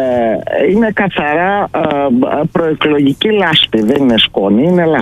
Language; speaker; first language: Greek; native; Greek